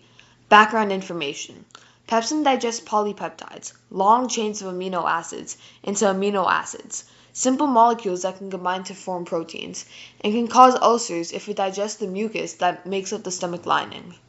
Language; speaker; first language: English; native; English